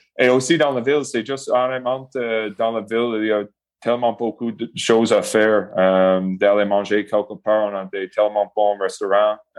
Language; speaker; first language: French; non-native, local second language; English